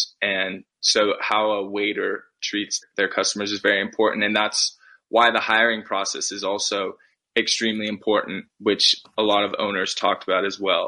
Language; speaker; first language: English; native; English